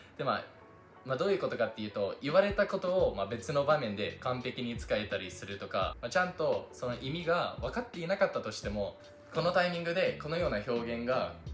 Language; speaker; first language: Japanese; non-native, fluent; English